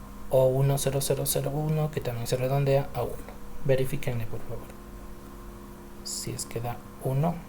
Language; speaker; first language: Spanish; native; Spanish